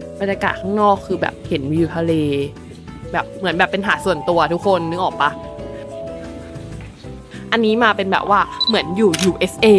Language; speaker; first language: Thai; native; Thai